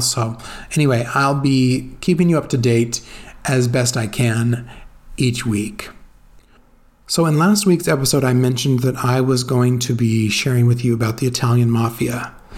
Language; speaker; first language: English; native; English